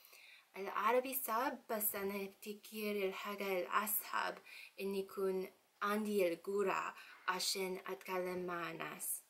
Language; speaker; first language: Arabic; non-native, learner; English